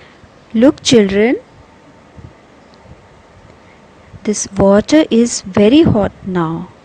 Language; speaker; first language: English; non-native, local second language; Hindi